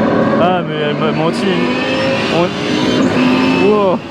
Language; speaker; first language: French; native; French